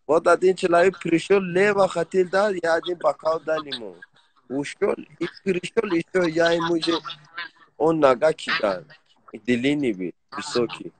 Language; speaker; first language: Russian; non-native, learner; Persian